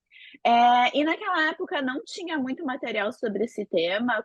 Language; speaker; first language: Portuguese; native; Portuguese